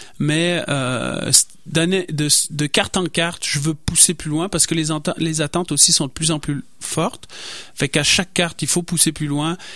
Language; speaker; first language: French; native; French